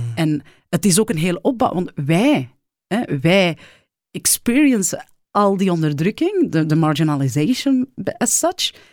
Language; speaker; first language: Dutch; early bilingual, other home language; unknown